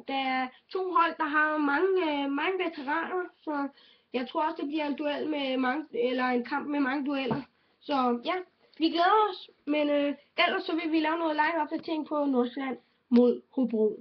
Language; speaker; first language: Danish; native; Danish